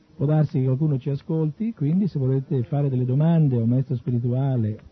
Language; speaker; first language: Italian; native; Italian